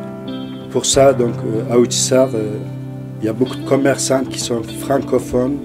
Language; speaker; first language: French; non-native, fluent; Turkish